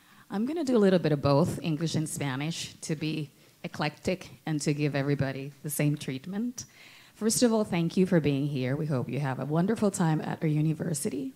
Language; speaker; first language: English; non-native, local second language; Spanish